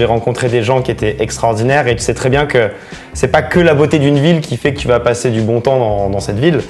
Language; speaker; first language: French; native; French